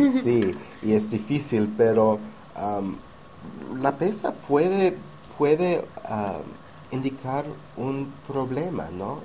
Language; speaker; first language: Spanish; non-native, learner; English